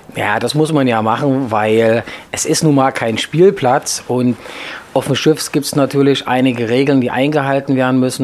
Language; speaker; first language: German; native; German